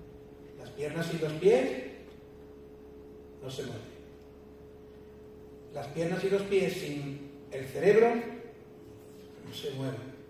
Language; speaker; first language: Spanish; native; Spanish